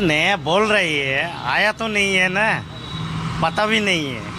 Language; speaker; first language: Hindi; non-native, local second language; Bangla